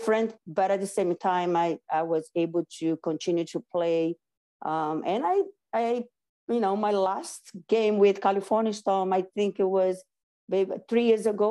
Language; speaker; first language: English; non-native, fluent; Portuguese